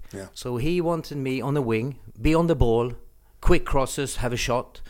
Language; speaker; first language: English; non-native, fluent; Swedish